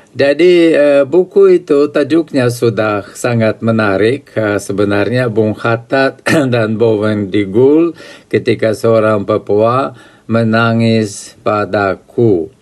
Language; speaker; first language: Indonesian; non-native, fluent; Russian